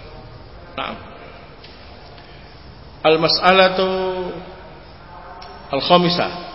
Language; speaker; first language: Arabic; non-native, learner; Indonesian